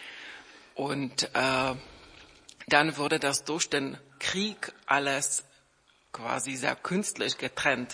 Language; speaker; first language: German; non-native, fluent; Czech